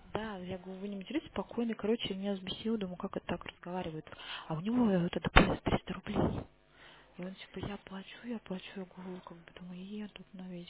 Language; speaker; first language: Russian; native; Russian